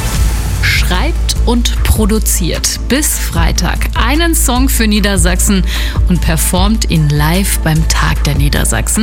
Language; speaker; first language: German; native; German